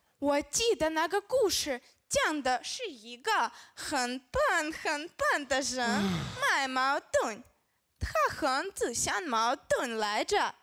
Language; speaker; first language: Chinese; non-native, learner; Russian